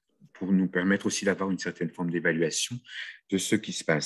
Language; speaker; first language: French; native; French